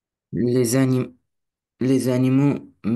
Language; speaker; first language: French; non-native, learner; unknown